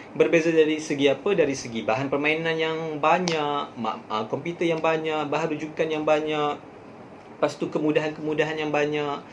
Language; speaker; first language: Malay; native; Malay